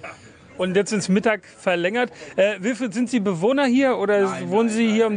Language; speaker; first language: German; native; German